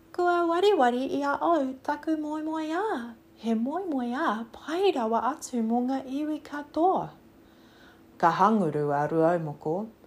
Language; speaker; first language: Māori; non-native, local second language; English